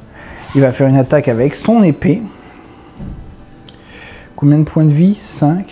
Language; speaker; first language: French; native; French